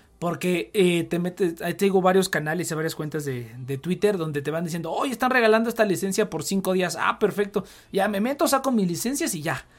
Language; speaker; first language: Spanish; native; Spanish